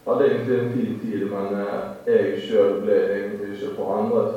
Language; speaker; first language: Norwegian; native; Norwegian